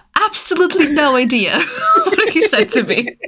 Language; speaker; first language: English; non-native, fluent; Bulgarian